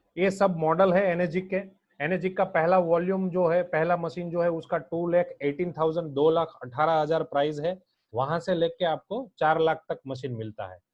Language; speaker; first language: Hindi; non-native, local second language; Gujarati